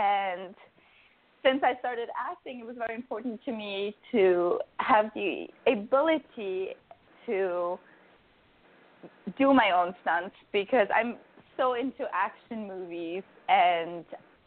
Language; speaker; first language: English; non-native, fluent; Swiss German